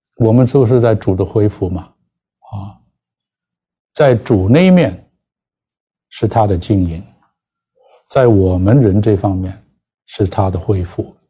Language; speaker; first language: Chinese; non-native, local second language; Cantonese